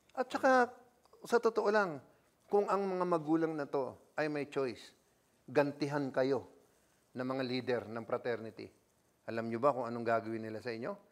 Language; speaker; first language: Filipino; native; Filipino